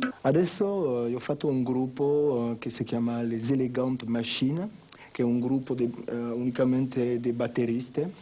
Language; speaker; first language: Italian; non-native, learner; French